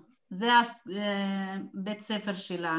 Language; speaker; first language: Hebrew; non-native, local second language; Arabic